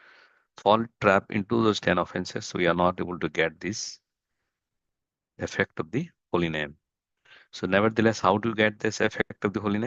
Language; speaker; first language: English; non-native, fluent; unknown